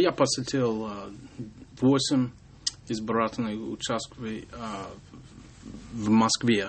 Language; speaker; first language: Russian; non-native, learner; English